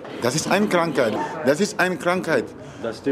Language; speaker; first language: German; non-native, learner; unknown